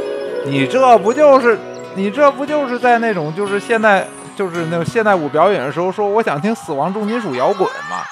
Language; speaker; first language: Chinese; native; Chinese